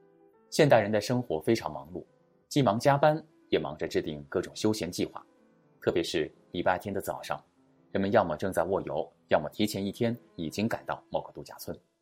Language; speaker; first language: Chinese; native; Chinese